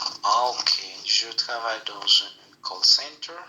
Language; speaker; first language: French; non-native, local second language; Haitian Creole